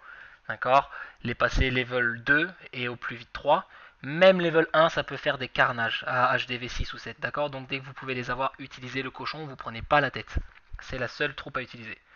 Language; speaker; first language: French; native; French